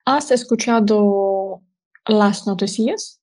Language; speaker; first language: Spanish; non-native, learner; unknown